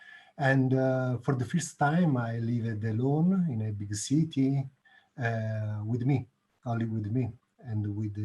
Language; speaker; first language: English; non-native, learner; Italian